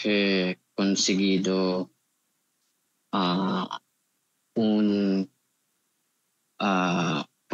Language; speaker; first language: Spanish; non-native, learner; Filipino